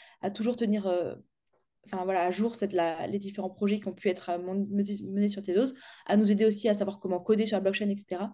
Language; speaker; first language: French; native; French